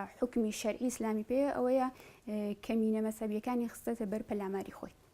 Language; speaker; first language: Central Kurdish; non-native, local second language; Southern Kurdish